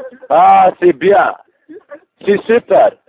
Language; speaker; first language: French; non-native, learner; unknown